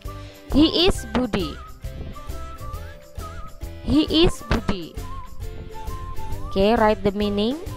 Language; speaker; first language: English; non-native, fluent; Indonesian